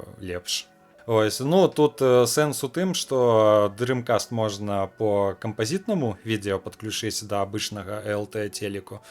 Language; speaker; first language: Belarusian; non-native, local second language; Russian